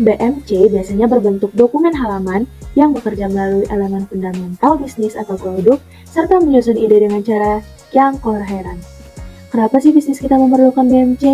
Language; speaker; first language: Indonesian; native; Indonesian